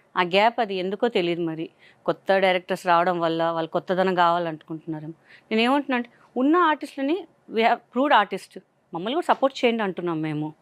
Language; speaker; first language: Telugu; non-native, local second language; Hindi